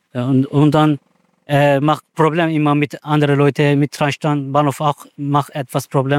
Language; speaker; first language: German; non-native, learner; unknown